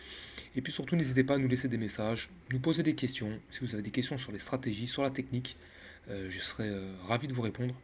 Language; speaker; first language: French; native; French